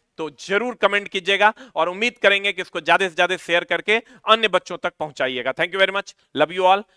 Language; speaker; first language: Hindi; native; Hindi